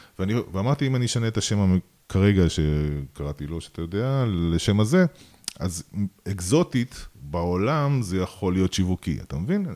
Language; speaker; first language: Hebrew; early bilingual, other home language; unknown